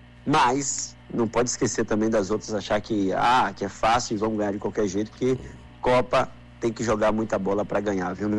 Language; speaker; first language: Portuguese; native; Portuguese